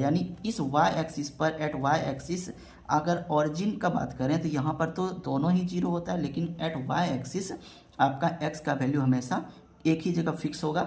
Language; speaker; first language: Hindi; native; Hindi